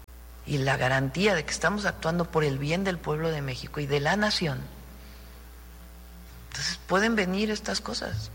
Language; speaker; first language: Spanish; native; Spanish